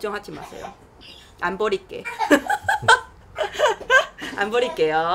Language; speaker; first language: Korean; non-native, learner; Chinese